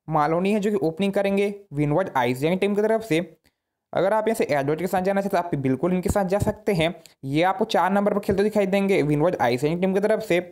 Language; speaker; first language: Hindi; native; Hindi